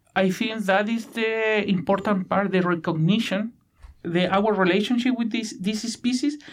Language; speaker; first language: English; non-native, learner; Spanish